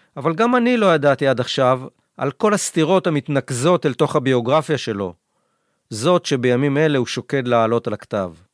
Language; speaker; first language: Hebrew; native; Hebrew